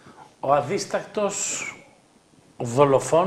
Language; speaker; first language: Greek; native; Greek